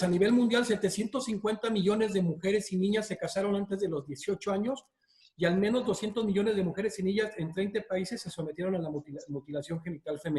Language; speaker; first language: Spanish; native; Spanish